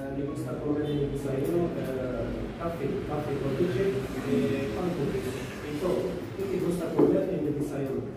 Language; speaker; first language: Spanish; non-native, learner; Arabic